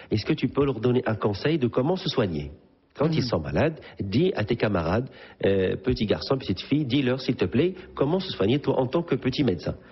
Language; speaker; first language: French; non-native, local second language; Arabic